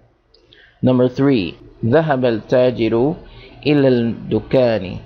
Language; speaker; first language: Arabic; non-native, fluent; English